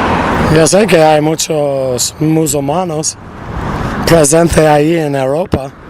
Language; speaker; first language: Spanish; non-native, learner; English